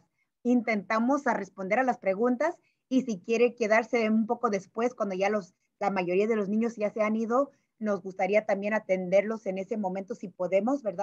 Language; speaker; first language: Spanish; early bilingual, heritage; Spanish